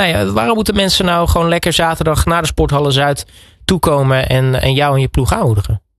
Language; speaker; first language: Dutch; native; Dutch